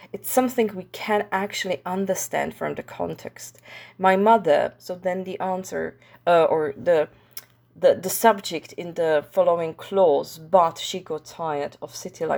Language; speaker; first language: English; non-native, fluent; Czech